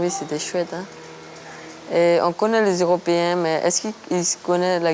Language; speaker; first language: French; non-native, local second language; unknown